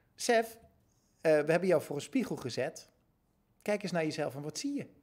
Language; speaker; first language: Dutch; native; Dutch